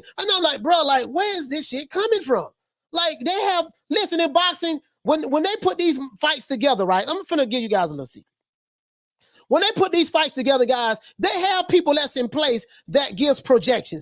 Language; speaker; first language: English; native; English